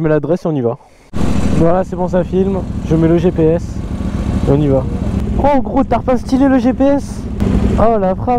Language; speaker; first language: French; native; French